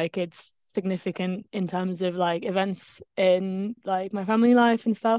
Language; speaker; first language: English; non-native, fluent; French